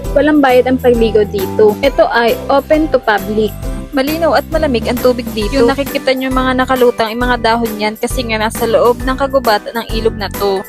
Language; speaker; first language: Filipino; native; Filipino